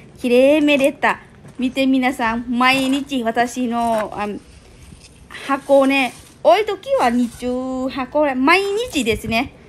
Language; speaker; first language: Japanese; non-native, learner; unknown